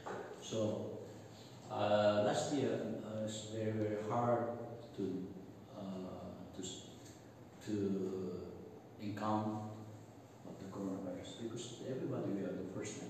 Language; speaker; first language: English; non-native, learner; Korean